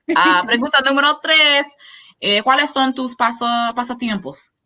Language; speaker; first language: Spanish; non-native, learner; English